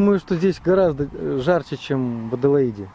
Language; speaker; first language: Russian; native; Russian